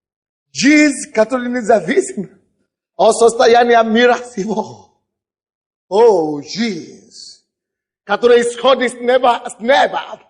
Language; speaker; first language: Russian; non-native, fluent; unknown